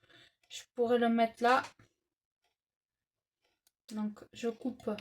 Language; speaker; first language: French; native; French